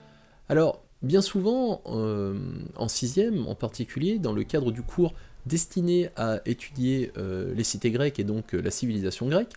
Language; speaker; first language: French; native; French